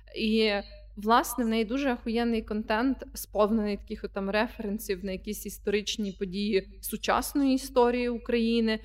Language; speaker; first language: Ukrainian; non-native, local second language; Russian